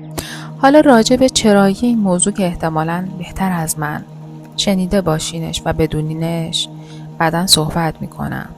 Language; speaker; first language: Persian; native; Persian